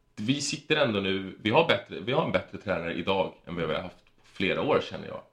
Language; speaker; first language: Swedish; early bilingual, other home language; Spanish